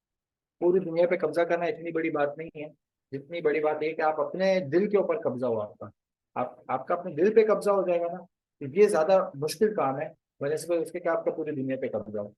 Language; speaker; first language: Urdu; native; Urdu